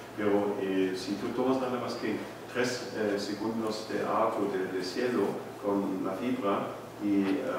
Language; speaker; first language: Spanish; non-native, learner; German